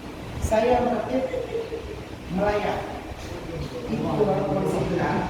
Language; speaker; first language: Indonesian; non-native, local second language; Achinese